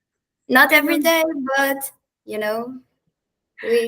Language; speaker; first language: English; non-native, learner; Portuguese